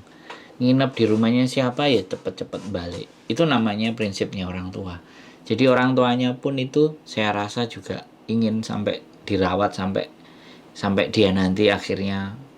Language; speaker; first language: Indonesian; non-native, local second language; Javanese